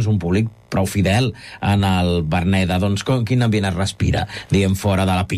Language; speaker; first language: Catalan; native; Catalan